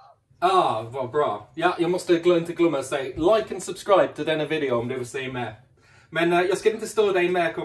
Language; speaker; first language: Swedish; non-native, fluent; English